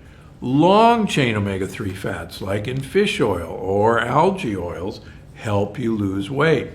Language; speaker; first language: English; native; English